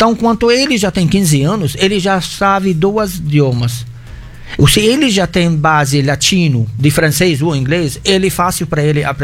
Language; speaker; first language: Portuguese; non-native, fluent; Arabic